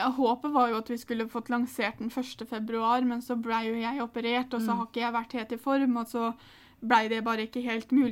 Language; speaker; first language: Norwegian; native; Norwegian